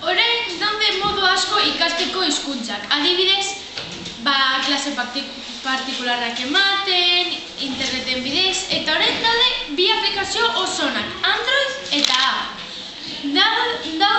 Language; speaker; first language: Basque; non-native, local second language; Spanish